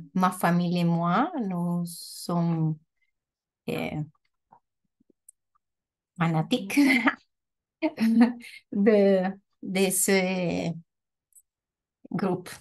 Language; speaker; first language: French; non-native, learner; Spanish